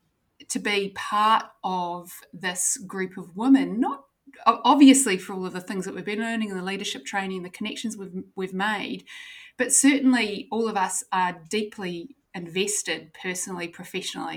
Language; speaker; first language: English; native; English